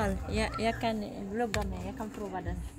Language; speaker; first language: Swedish; non-native, learner; Filipino